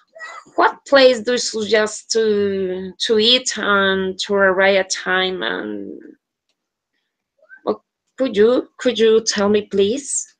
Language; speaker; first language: English; non-native, learner; Spanish